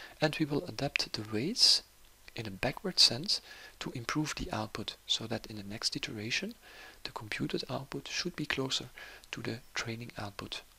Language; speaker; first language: English; non-native, fluent; Dutch